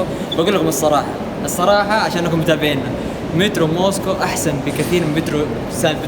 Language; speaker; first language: Arabic; native; Arabic